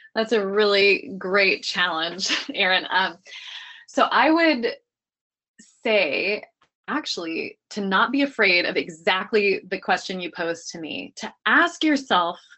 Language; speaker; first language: English; native; English